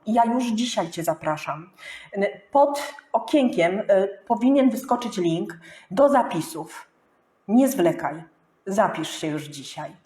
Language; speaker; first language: Polish; native; Polish